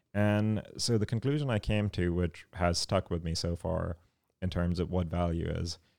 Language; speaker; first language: English; non-native, local second language; Urdu